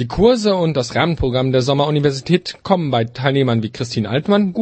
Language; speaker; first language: German; native; German